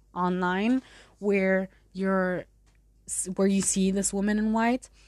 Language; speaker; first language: English; non-native, fluent; German